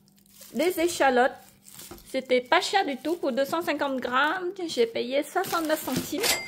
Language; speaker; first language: French; non-native, fluent; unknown